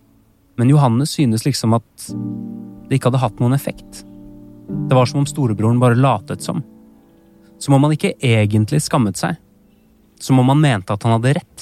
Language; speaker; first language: Norwegian; native; Norwegian